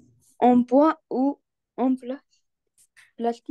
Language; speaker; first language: French; non-native, learner; Arabic